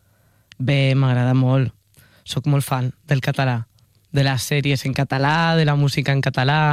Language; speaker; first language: Catalan; non-native, learner; Spanish